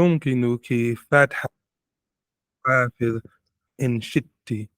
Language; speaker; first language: Arabic; non-native, learner; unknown